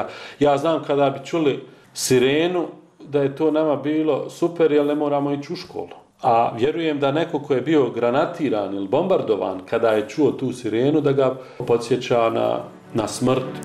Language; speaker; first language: Croatian; native; Croatian